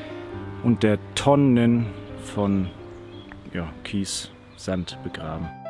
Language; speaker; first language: German; native; German